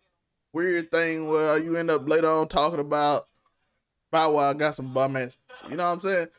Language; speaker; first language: English; native; English